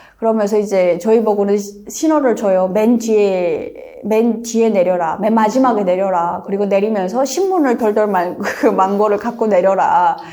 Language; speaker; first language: Korean; native; Korean